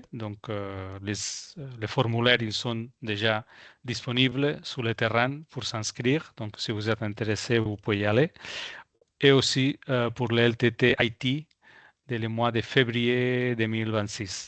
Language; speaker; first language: French; non-native, fluent; Spanish